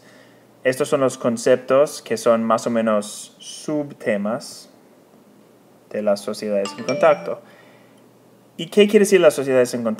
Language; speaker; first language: Spanish; non-native, fluent; English